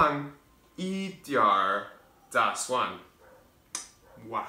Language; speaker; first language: Chinese; non-native, learner; English